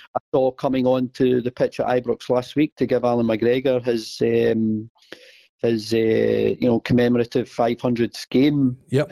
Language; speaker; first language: English; native; English